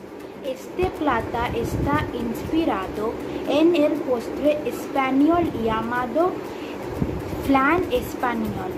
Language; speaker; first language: Spanish; non-native, learner; Bangla